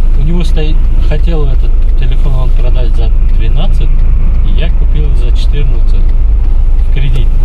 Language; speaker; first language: Russian; non-native, fluent; Uzbek